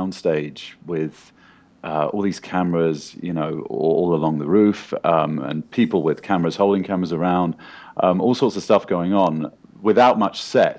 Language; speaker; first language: English; native; English